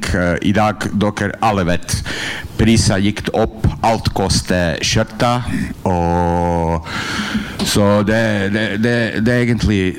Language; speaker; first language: Norwegian; non-native, learner; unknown